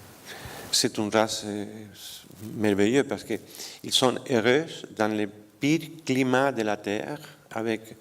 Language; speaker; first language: French; non-native, fluent; Spanish